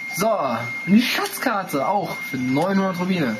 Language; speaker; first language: German; native; German